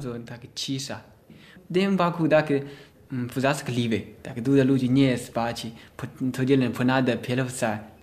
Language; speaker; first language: Polish; non-native, learner; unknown